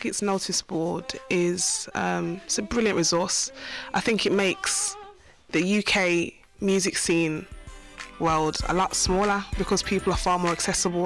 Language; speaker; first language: English; native; English